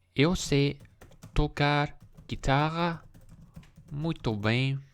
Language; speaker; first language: Portuguese; non-native, learner; English